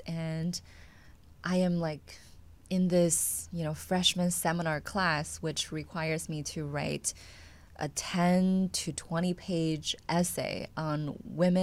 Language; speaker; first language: English; non-native, fluent; Chinese